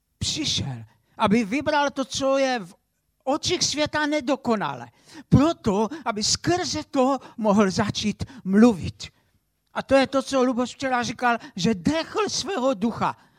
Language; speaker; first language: Czech; non-native, local second language; Polish